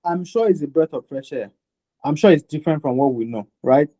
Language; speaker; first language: English; non-native, local second language; Yoruba